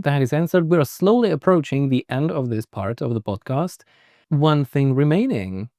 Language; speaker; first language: English; non-native, fluent; Czech